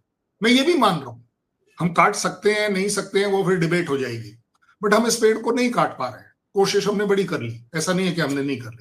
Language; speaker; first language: Hindi; native; Hindi